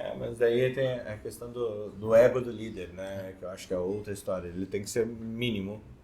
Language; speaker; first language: Portuguese; native; Portuguese